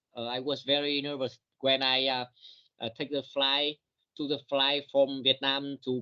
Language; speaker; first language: English; non-native, learner; Vietnamese